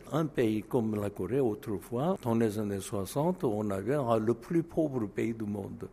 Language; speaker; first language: French; non-native, fluent; Korean